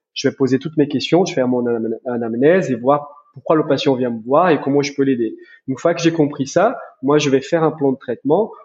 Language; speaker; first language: French; non-native, fluent; Portuguese